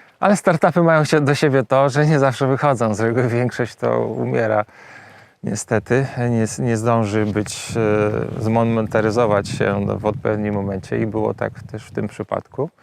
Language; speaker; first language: Polish; native; Polish